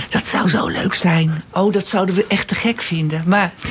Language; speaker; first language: Dutch; native; Dutch